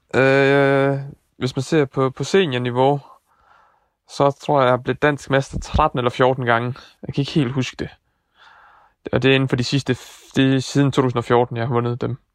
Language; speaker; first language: Danish; early bilingual, other home language; Dutch